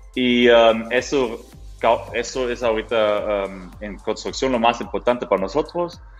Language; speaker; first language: Spanish; non-native, fluent; German